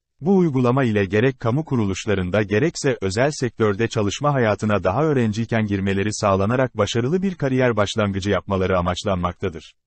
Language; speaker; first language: Turkish; native; Turkish